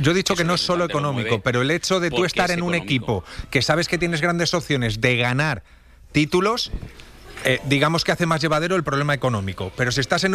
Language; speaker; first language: Spanish; native; Spanish